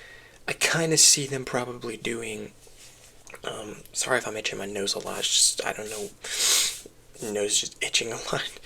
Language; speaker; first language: English; native; English